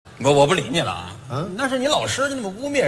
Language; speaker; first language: Chinese; native; Chinese